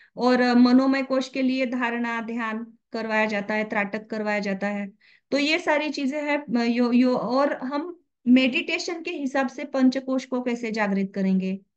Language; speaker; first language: Hindi; native; Hindi